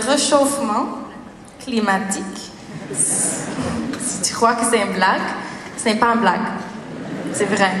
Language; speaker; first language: French; non-native, learner; English